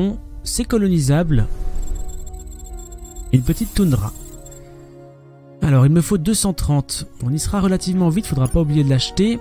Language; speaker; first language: French; native; French